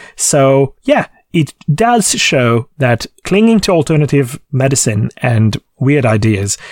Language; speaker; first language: English; non-native, fluent; Hungarian